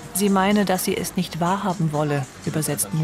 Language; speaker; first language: German; native; German